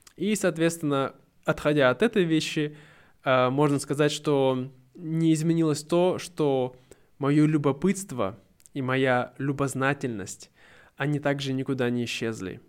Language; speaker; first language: Russian; native; Russian